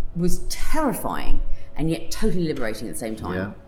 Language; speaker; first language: English; native; English